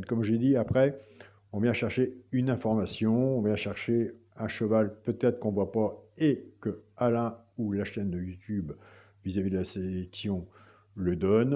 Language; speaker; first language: French; native; French